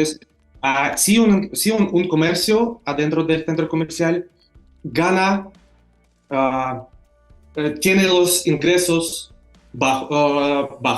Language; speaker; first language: Spanish; non-native, fluent; Russian